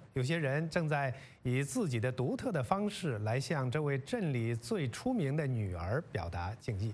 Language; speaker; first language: Chinese; native; Chinese